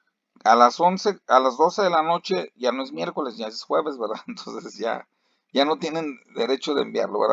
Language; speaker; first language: Spanish; native; Spanish